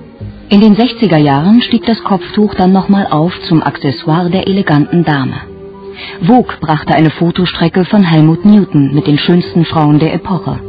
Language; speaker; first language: German; native; German